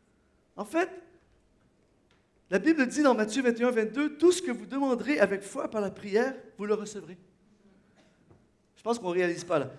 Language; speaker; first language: French; native; French